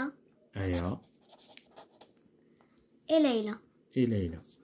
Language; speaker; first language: French; non-native, learner; Arabic